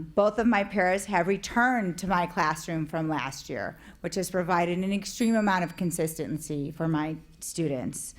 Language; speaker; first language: English; native; English